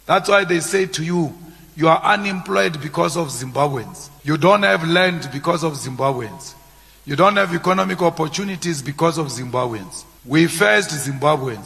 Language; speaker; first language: English; non-native, local second language; Northern Sotho